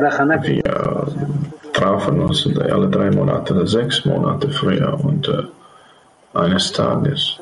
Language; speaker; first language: German; non-native, fluent; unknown